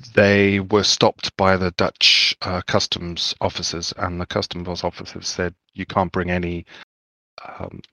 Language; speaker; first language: English; native; English